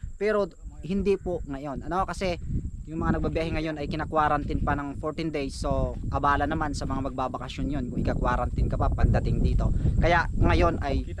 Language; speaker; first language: Filipino; native; Filipino